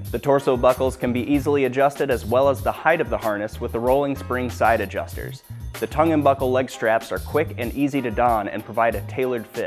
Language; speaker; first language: English; native; English